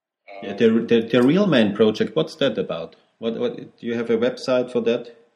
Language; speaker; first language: English; non-native, learner; German